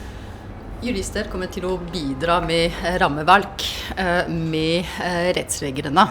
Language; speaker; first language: Norwegian; non-native, fluent; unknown